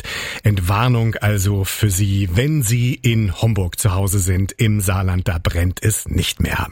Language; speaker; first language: German; native; German